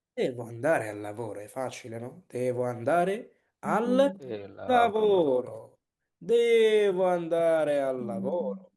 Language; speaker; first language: Italian; non-native, fluent; Bangla